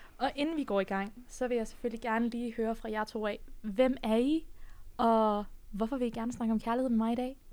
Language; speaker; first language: Danish; early bilingual, other home language; Persian